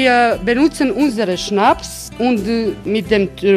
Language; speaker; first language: German; non-native, learner; Croatian